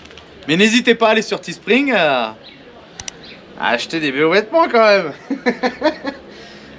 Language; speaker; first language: French; native; French